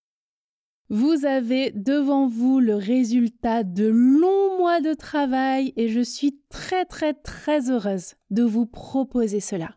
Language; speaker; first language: French; native; French